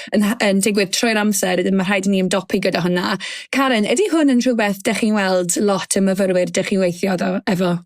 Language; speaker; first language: Welsh; native; Welsh